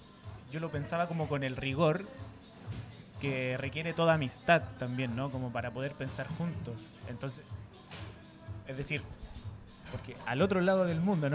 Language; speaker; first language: Spanish; native; Spanish